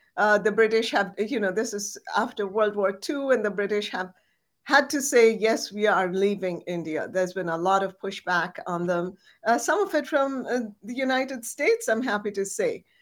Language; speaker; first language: English; non-native, local second language; Bangla